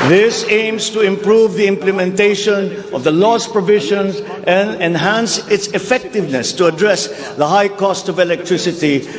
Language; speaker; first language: English; non-native, local second language; Filipino